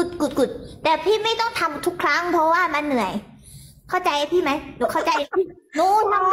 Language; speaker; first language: Thai; early bilingual, other home language; Korean